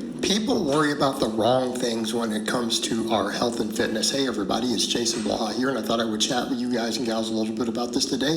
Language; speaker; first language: English; native; English